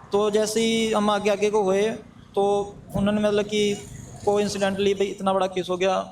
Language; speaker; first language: Hindi; non-native, local second language; Punjabi